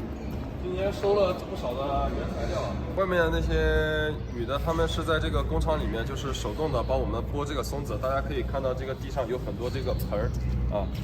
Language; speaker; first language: Chinese; native; Chinese